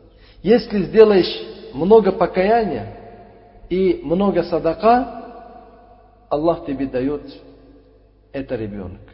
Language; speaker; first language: Russian; non-native, fluent; Uzbek